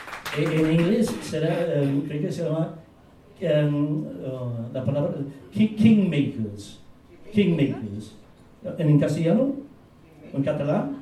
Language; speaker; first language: Spanish; non-native, fluent; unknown